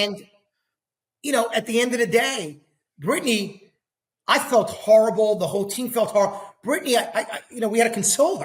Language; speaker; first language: English; native; English